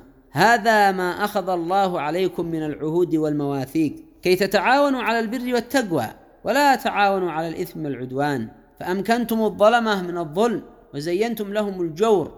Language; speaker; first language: Arabic; native; Arabic